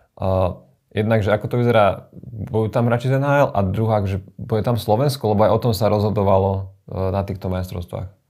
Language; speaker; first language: Slovak; native; Slovak